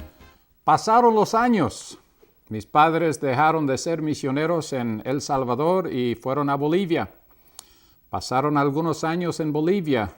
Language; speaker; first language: Spanish; non-native, local second language; English